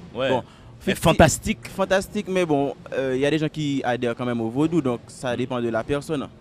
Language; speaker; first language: French; native; French